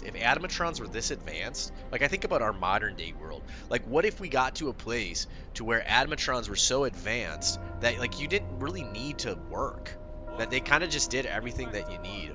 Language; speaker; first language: English; native; English